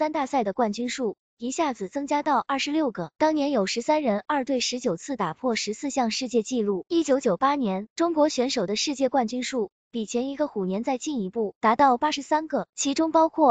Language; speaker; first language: Chinese; native; Chinese